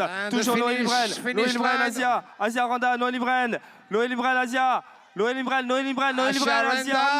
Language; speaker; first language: French; native; French